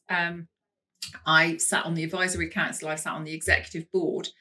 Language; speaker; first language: English; native; English